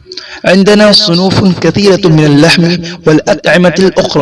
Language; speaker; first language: Arabic; non-native, fluent; Urdu